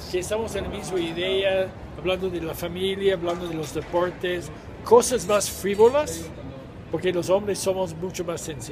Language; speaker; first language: Spanish; non-native, fluent; English